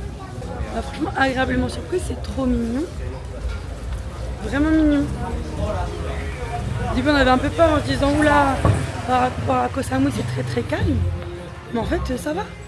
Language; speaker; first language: French; native; French